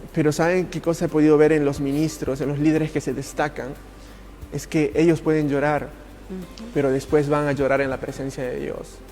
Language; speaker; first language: Spanish; early bilingual, heritage; Spanish